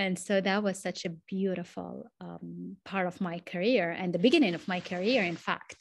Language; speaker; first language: English; non-native, fluent; Arabic